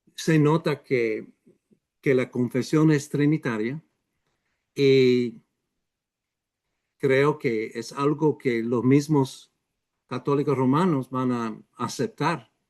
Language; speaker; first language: Spanish; non-native, fluent; English